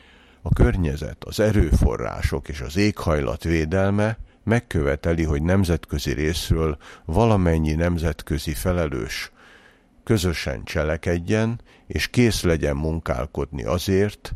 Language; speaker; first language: Hungarian; native; Hungarian